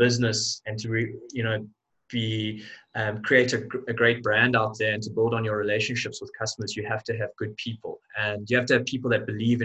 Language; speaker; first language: English; native; English